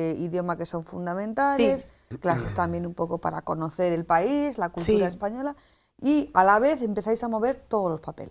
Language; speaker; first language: Spanish; native; Spanish